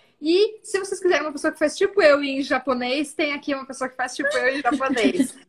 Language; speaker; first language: Portuguese; native; Portuguese